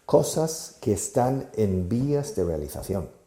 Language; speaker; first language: Spanish; non-native, fluent; English